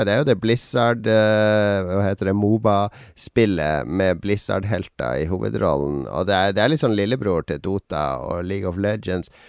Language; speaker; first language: Norwegian; native; Norwegian